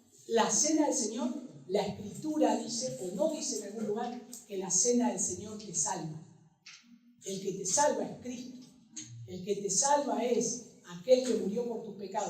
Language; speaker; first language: Spanish; native; Spanish